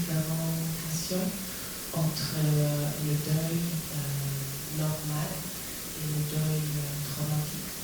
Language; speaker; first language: French; non-native, fluent; English